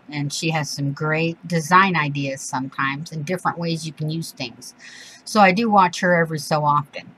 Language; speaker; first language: English; native; English